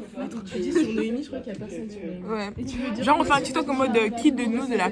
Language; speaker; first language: French; native; French